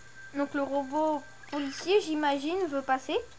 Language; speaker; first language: French; native; French